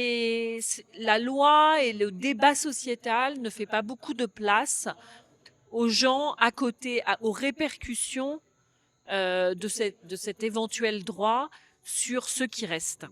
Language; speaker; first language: French; native; French